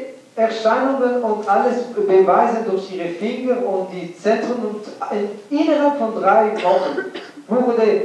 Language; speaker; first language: German; non-native, fluent; English